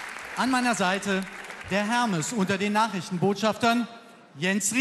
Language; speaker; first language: German; native; German